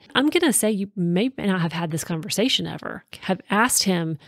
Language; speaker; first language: English; native; English